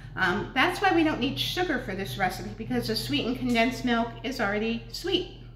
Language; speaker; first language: English; native; English